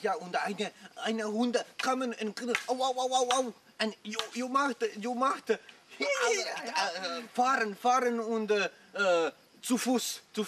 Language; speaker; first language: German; non-native, learner; Croatian